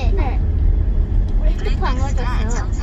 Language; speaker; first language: Korean; non-native, learner; Mizo